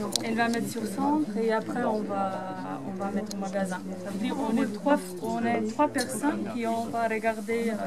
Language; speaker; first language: French; non-native, fluent; Albanian